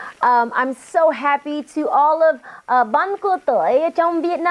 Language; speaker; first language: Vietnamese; non-native, learner; English